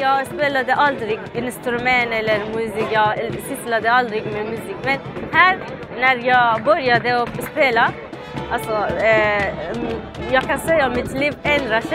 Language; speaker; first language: Swedish; non-native, learner; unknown